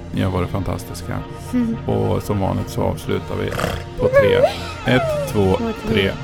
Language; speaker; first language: Swedish; native; Swedish